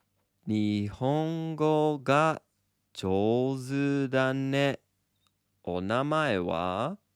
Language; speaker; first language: Japanese; non-native, fluent; English